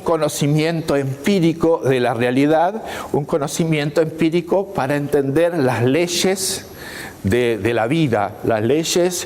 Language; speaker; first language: Spanish; native; Spanish